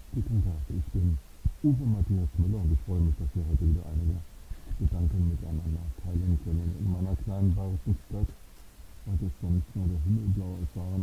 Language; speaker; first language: German; native; German